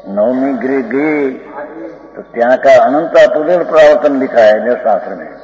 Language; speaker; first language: Hindi; non-native, local second language; Gujarati